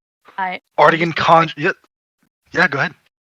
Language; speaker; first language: English; native; English